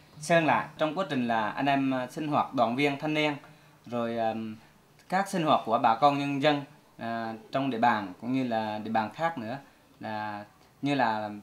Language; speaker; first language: Vietnamese; non-native, local second language; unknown